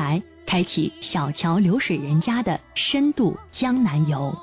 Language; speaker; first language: Chinese; native; Chinese